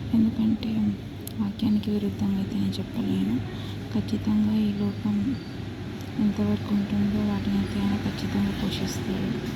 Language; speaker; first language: Telugu; non-native, local second language; Tamil